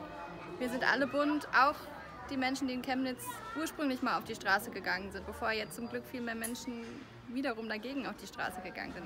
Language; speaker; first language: German; native; German